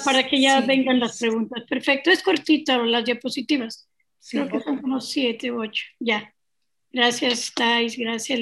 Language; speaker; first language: Spanish; native; Spanish